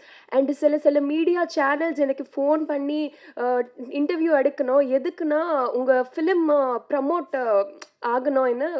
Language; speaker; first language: Tamil; non-native, learner; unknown